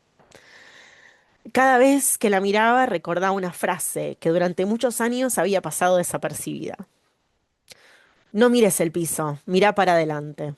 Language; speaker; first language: Spanish; native; Spanish